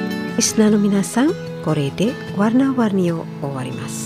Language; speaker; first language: Japanese; non-native, fluent; Indonesian